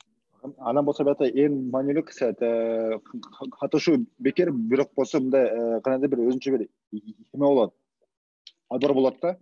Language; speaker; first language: Kyrgyz; non-native, local second language; Russian